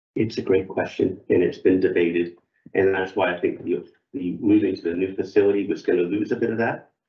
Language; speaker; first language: English; native; English